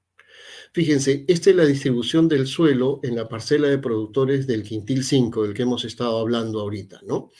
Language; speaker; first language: Spanish; native; Spanish